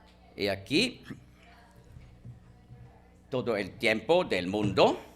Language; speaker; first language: Spanish; non-native, fluent; German